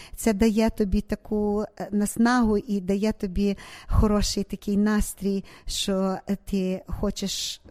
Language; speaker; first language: Ukrainian; native; Ukrainian